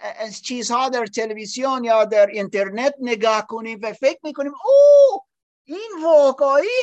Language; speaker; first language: Persian; non-native, learner; English